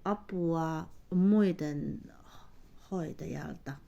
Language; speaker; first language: Finnish; non-native, learner; Chinese